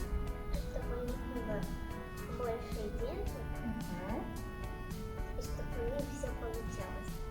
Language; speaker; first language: Russian; non-native, local second language; Kazakh